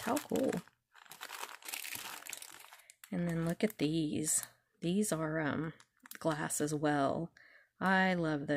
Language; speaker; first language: English; native; English